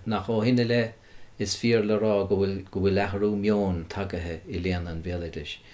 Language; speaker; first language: Irish; native; Irish